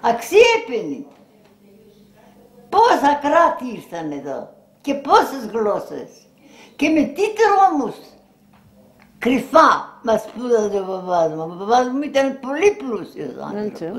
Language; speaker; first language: Greek; early bilingual, heritage; Greek